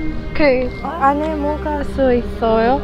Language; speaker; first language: Korean; non-native, learner; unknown